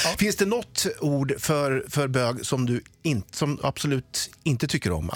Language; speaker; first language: Swedish; native; Swedish